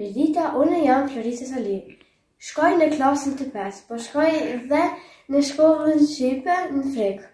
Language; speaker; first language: Albanian; early bilingual, heritage; Albanian